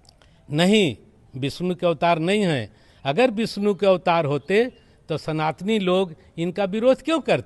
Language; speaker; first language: Hindi; native; Hindi